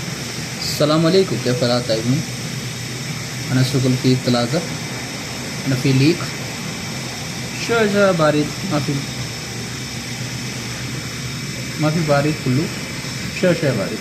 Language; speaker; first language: Arabic; non-native, learner; Hindi